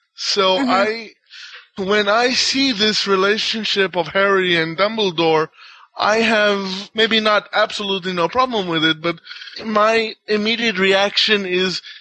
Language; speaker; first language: English; non-native, fluent; Hebrew